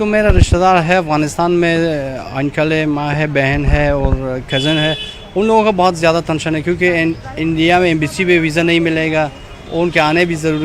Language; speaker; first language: Hindi; non-native, learner; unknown